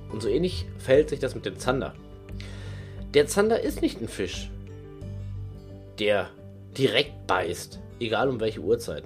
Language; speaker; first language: German; native; German